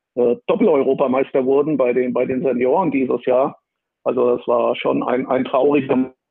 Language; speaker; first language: German; native; German